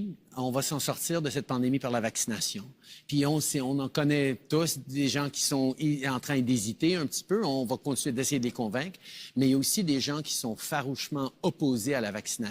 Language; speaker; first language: French; native; French